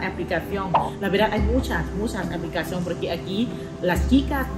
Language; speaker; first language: Spanish; non-native, learner; Thai